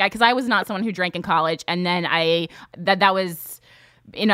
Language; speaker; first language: English; native; English